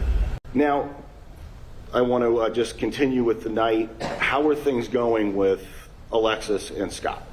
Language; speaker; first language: English; native; English